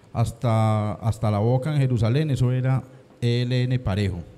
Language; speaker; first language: Spanish; native; Spanish